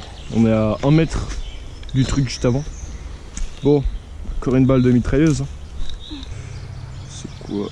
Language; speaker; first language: French; native; French